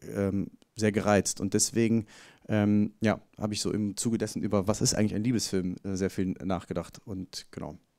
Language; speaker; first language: German; native; German